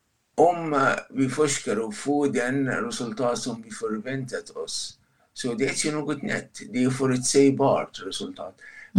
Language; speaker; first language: Swedish; non-native, fluent; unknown